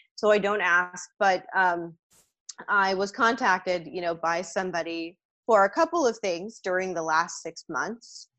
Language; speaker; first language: English; native; English